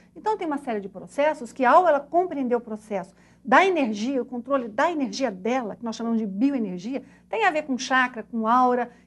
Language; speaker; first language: Portuguese; native; Portuguese